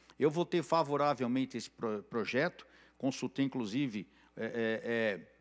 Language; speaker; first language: Portuguese; native; Portuguese